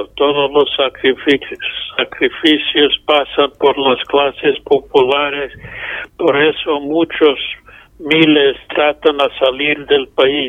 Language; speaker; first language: Spanish; non-native, fluent; English